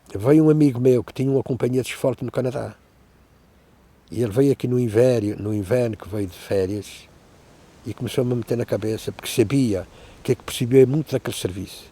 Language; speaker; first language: Portuguese; native; Portuguese